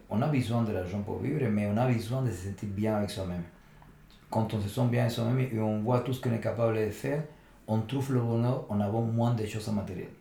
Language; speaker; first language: French; non-native, fluent; Spanish